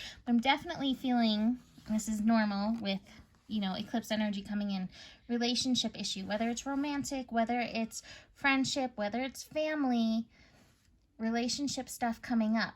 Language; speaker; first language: English; native; English